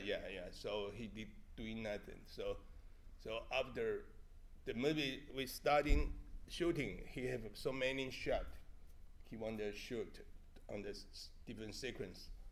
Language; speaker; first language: English; non-native, learner; Chinese